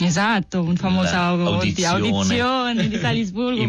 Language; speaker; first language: Italian; non-native, fluent; Korean